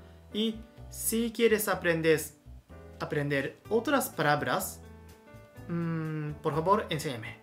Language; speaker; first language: Spanish; non-native, fluent; Japanese